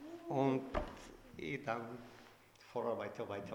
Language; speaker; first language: German; non-native, learner; Turkish